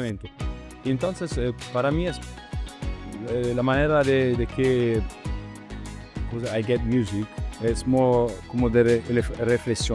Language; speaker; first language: Spanish; non-native, learner; Italian